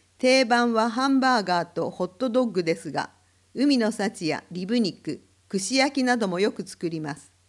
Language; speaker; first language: Japanese; non-native, fluent; English